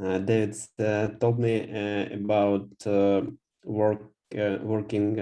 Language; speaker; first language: English; non-native, learner; Russian